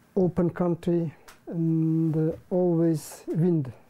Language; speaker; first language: English; non-native, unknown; Russian